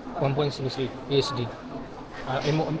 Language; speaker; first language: English; non-native, learner; Amharic